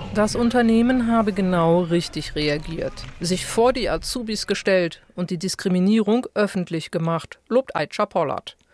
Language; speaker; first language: German; native; German